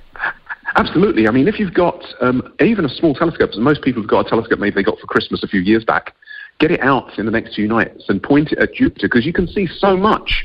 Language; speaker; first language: English; native; English